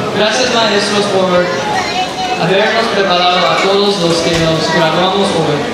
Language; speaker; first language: Spanish; early bilingual, other home language; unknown